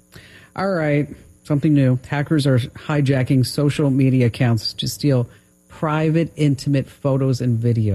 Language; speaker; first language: English; native; English